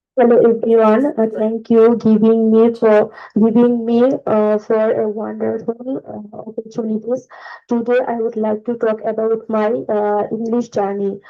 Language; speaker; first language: English; non-native, learner; Bangla